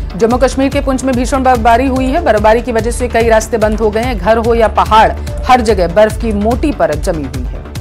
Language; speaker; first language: Hindi; native; Hindi